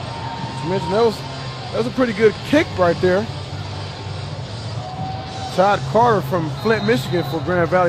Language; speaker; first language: English; native; English